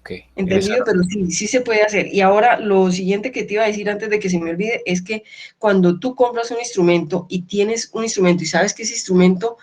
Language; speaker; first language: Spanish; native; Spanish